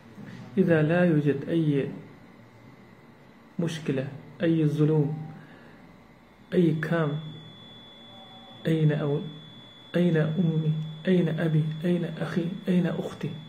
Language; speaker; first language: Arabic; non-native, learner; Uyghur